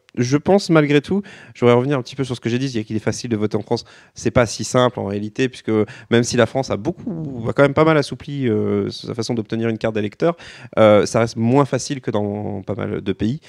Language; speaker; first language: French; native; French